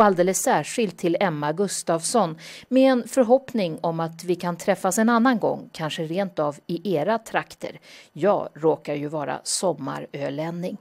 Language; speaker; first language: Swedish; native; Swedish